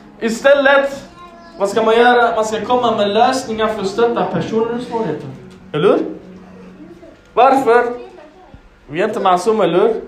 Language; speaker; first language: Swedish; non-native, fluent; Arabic